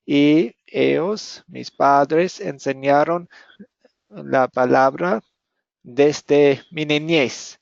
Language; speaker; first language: Spanish; non-native, fluent; English